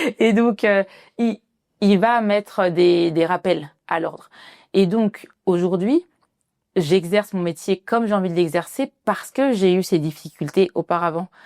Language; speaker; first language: French; early bilingual, other home language; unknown